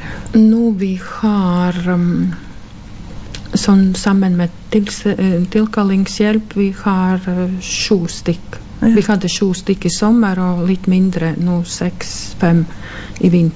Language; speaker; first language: Norwegian; non-native, fluent; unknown